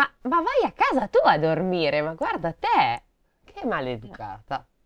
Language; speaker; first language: Italian; native; Italian